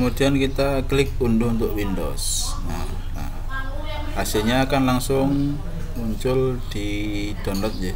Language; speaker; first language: Indonesian; native; Indonesian